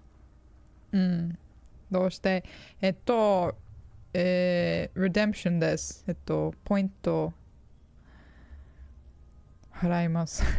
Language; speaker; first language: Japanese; non-native, learner; English